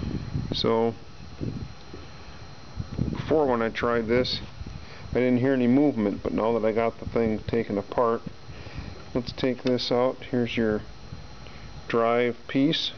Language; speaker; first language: English; native; English